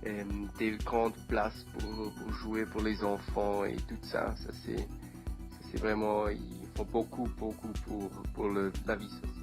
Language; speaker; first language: French; non-native, learner; Swedish